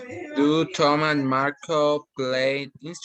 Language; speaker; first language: English; non-native, learner; Spanish